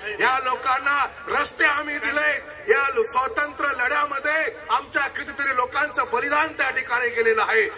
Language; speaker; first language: Marathi; non-native, local second language; Lambadi